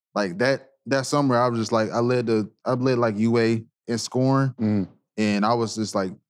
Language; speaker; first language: English; native; English